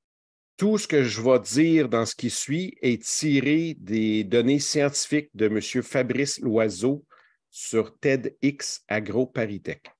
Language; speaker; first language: French; native; French